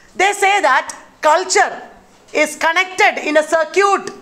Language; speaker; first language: English; non-native, local second language; Malayalam